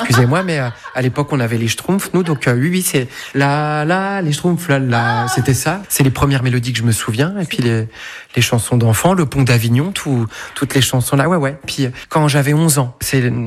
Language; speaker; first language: French; native; French